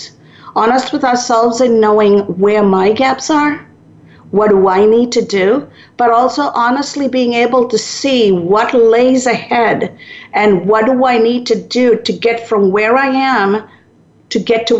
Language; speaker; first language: English; non-native, local second language; Tamil